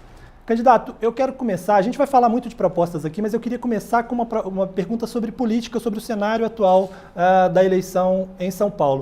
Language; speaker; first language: Portuguese; native; Portuguese